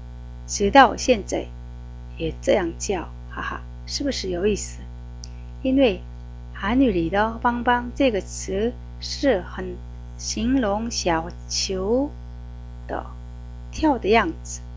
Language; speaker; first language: Chinese; non-native, fluent; Korean